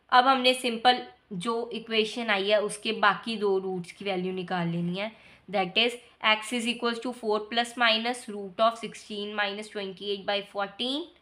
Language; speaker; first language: Hindi; native; Hindi